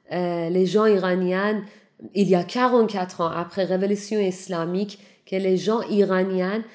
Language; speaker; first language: French; non-native, learner; Persian